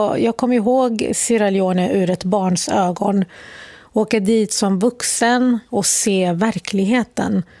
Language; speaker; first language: Swedish; early bilingual, other home language; Arabic